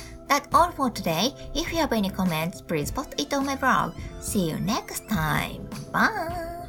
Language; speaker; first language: English; non-native, learner; Japanese